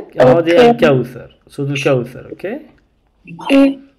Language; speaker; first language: Swedish; non-native, learner; Arabic